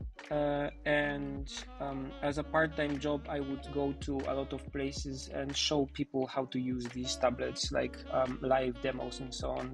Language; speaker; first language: English; non-native, fluent; Polish